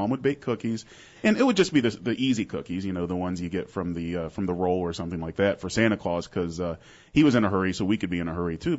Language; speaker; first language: English; native; English